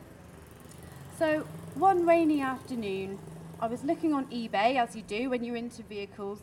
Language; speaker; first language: English; native; English